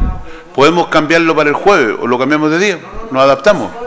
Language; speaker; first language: Spanish; native; Spanish